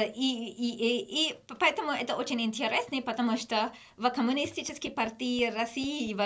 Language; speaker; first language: Russian; non-native, learner; English